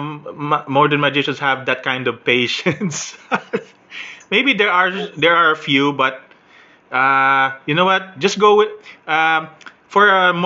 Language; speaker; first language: English; non-native, local second language; Filipino